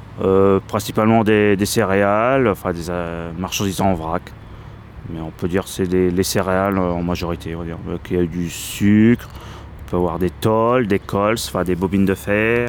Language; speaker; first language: French; native; French